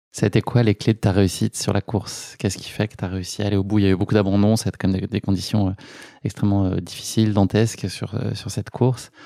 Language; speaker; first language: French; native; French